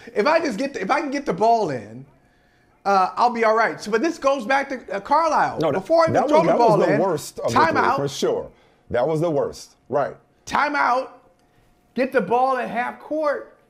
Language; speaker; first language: English; native; English